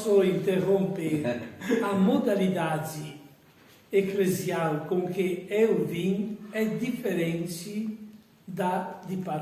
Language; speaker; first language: Portuguese; non-native, fluent; Italian